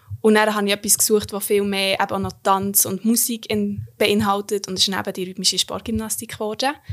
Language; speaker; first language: German; native; German